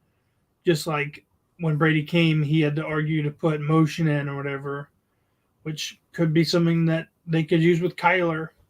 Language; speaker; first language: English; native; English